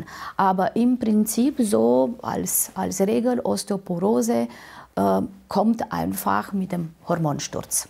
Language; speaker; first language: German; non-native, fluent; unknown